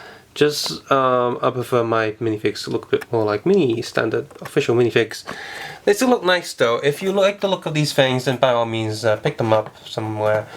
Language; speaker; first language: English; native; English